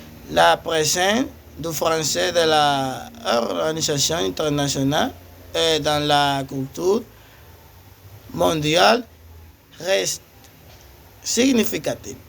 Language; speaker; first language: French; non-native, learner; Spanish